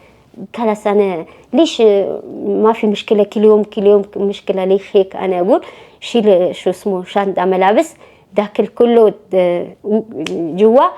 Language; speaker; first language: Arabic; non-native, learner; Amharic